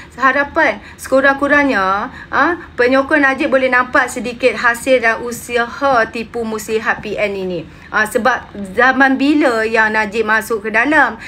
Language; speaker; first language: Malay; native; Malay